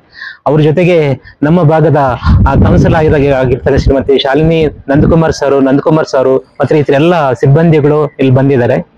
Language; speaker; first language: Kannada; native; Kannada